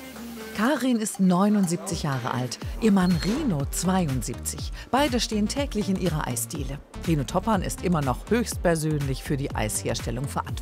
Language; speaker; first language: German; native; German